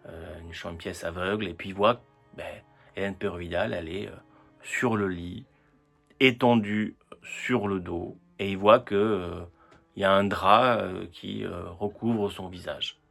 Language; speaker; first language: French; native; French